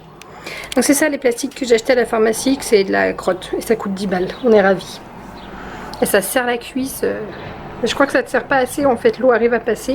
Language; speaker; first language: French; native; French